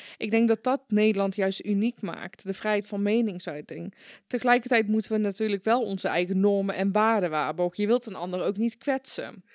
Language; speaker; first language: Dutch; early bilingual, other home language; Persian